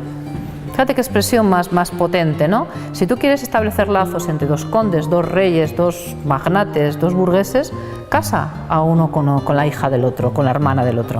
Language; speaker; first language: Spanish; native; Spanish